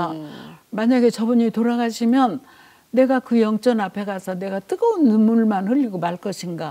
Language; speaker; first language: Korean; native; Korean